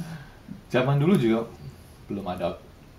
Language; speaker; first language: Indonesian; native; Indonesian